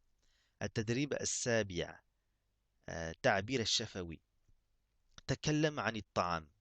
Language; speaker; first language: Arabic; non-native, fluent; French